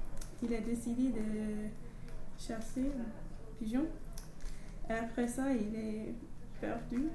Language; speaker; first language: French; non-native, learner; English